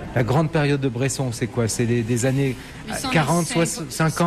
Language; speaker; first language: French; native; French